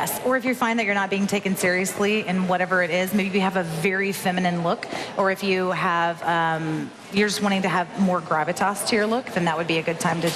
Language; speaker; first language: English; native; English